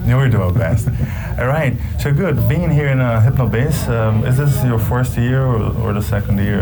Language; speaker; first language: English; non-native, fluent; Portuguese